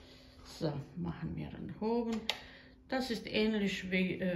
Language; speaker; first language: German; non-native, learner; Croatian